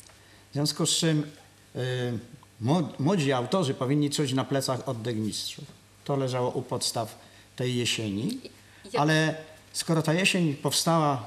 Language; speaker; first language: Polish; native; Polish